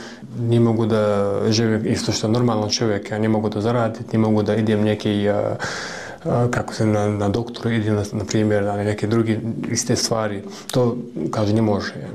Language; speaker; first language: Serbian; non-native, learner; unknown